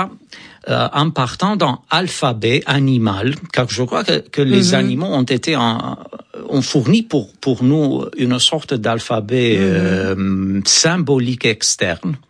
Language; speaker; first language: French; non-native, fluent; Romanian